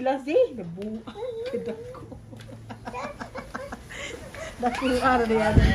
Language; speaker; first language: Filipino; non-native, local second language; Hiligaynon